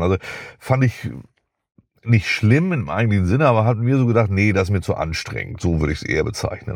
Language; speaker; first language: German; native; German